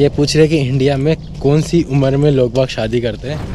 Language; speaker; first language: Russian; non-native, learner; Hindi